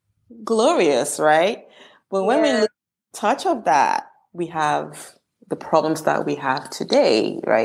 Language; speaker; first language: English; non-native, local second language; Igbo